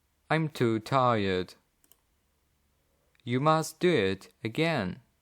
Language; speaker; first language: English; non-native, fluent; Polish